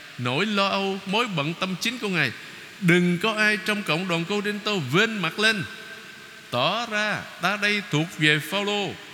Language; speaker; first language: Vietnamese; native; Vietnamese